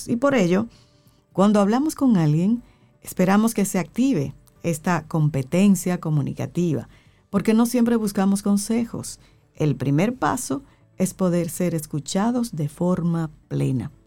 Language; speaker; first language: Spanish; native; Spanish